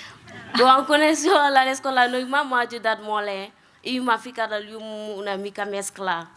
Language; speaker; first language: Catalan; non-native, learner; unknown